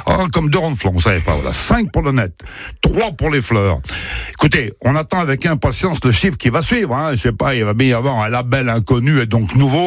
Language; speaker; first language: French; native; French